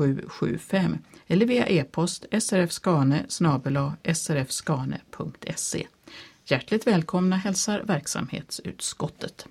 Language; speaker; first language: Swedish; native; Swedish